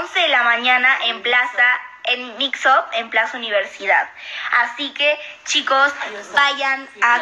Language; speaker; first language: Spanish; native; Spanish